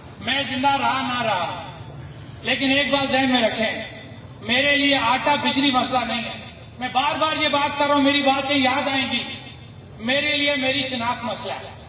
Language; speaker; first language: Urdu; non-native, local second language; Pahari-Potwari